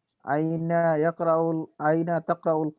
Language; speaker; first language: Arabic; non-native, learner; Urdu